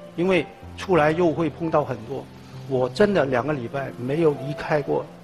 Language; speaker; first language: Chinese; non-native, fluent; Cantonese